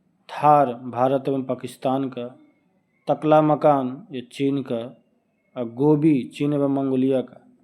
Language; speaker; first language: Hindi; native; Hindi